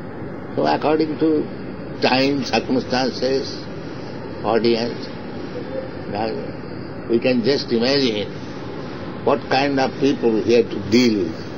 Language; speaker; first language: English; non-native, local second language; Bangla